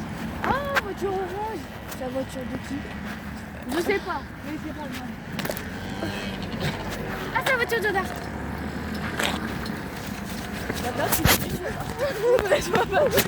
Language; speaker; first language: French; native; French